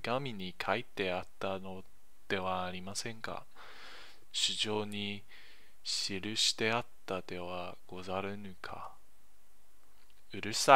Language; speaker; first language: Japanese; non-native, learner; English